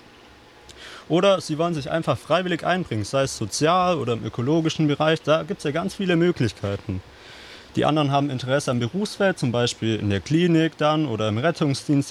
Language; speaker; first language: German; native; German